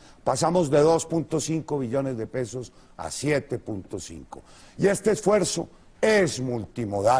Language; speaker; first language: Spanish; native; Spanish